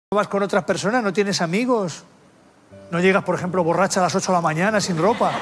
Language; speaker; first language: Spanish; native; Spanish